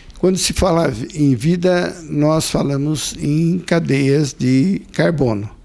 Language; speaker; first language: Portuguese; native; Portuguese